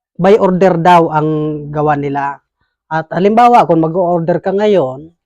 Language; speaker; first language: Filipino; non-native, local second language; Bikol